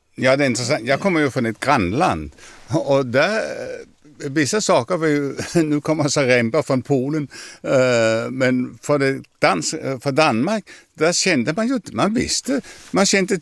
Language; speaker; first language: Swedish; non-native, fluent; French